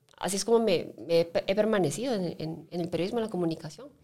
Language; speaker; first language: Spanish; native; Spanish